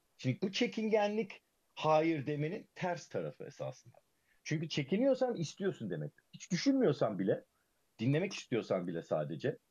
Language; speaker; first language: Turkish; early bilingual, heritage; Turkish